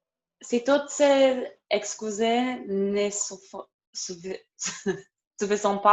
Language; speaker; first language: French; non-native, learner; English